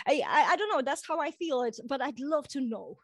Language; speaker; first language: English; non-native, fluent; Russian